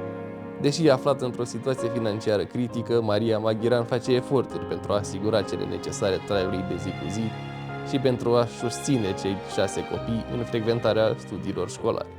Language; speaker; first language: Romanian; native; Romanian